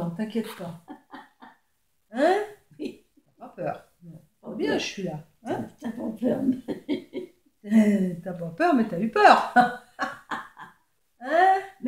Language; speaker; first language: French; native; French